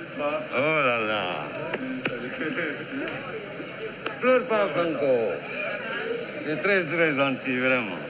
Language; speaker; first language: French; non-native, fluent; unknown